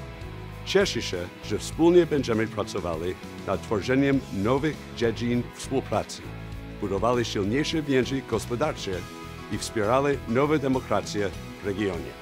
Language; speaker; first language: Polish; non-native, fluent; English